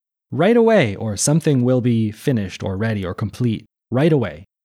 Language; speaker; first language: English; native; English